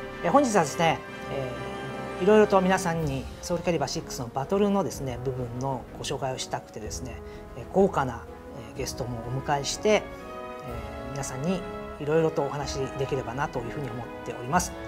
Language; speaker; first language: Japanese; native; Japanese